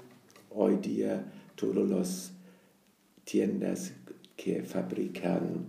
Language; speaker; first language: Spanish; non-native, fluent; German